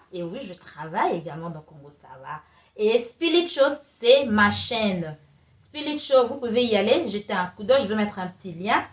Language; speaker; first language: French; non-native, local second language; Lingala